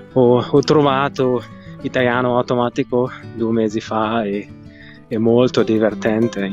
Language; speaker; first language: Italian; non-native, learner; German